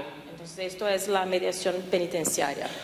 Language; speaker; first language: Spanish; non-native, fluent; Portuguese